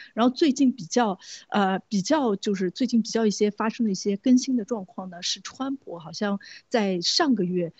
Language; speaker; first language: Chinese; native; Chinese